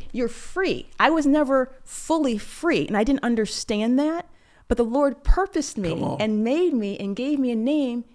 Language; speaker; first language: English; native; English